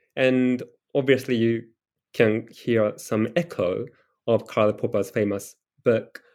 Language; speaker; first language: English; non-native, fluent; Japanese